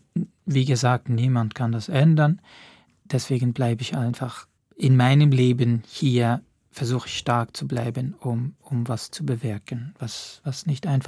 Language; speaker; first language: German; non-native, fluent; Arabic